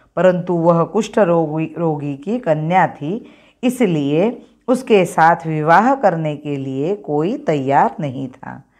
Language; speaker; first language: Hindi; non-native, local second language; Marathi